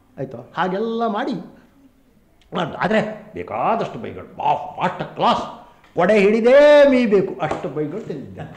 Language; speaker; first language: Kannada; non-native, local second language; Konkani